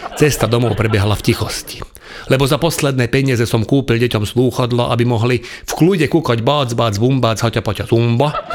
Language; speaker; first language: Slovak; non-native, local second language; Hungarian